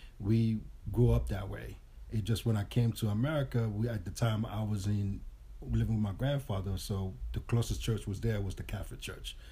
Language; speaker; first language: English; early bilingual, other home language; Haitian Creole